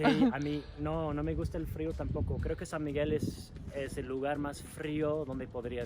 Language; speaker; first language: Spanish; non-native, fluent; English